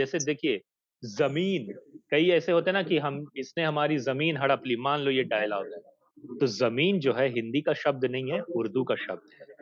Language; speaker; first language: Hindi; native; Hindi